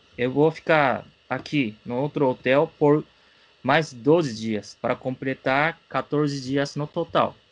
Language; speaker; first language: Portuguese; non-native, fluent; Japanese